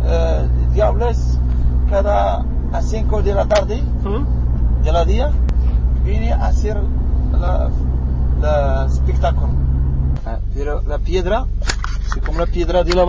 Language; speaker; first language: Spanish; non-native, learner; Arabic